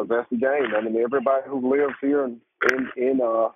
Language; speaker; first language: English; native; English